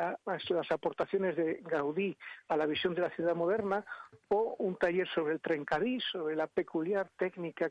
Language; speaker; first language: Spanish; native; Spanish